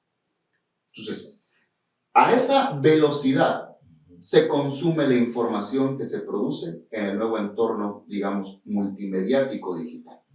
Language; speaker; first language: Spanish; native; Spanish